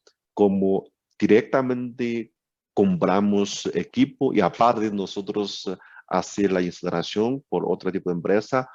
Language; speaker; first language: Spanish; non-native, learner; Chinese